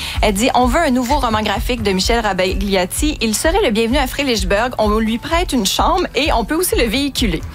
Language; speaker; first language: French; native; French